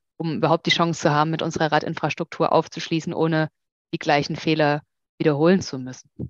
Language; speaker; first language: German; native; German